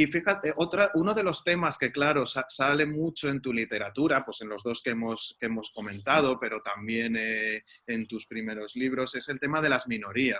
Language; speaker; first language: Spanish; native; Spanish